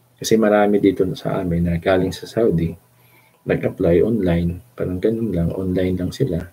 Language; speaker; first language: Filipino; non-native, local second language; Cebuano